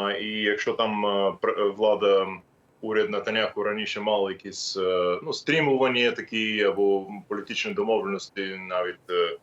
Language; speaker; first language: Ukrainian; non-native, fluent; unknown